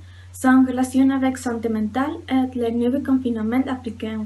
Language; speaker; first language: French; non-native, learner; Spanish